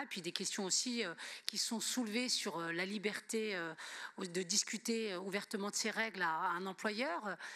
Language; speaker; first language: French; native; French